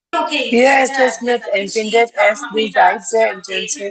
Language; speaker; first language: German; non-native, learner; Hindi